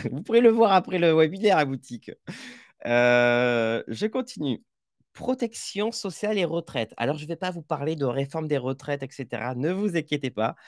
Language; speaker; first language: French; native; French